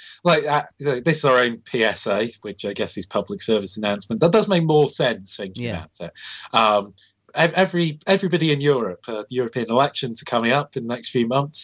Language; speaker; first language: English; native; English